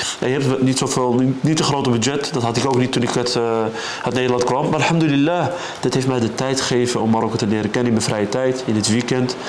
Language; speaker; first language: Dutch; early bilingual, other home language; Arabic